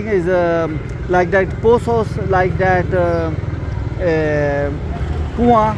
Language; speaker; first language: English; non-native, learner; Spanish